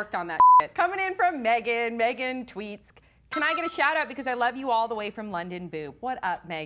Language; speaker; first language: English; native; English